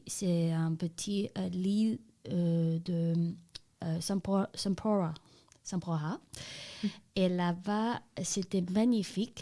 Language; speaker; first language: French; non-native, learner; Chinese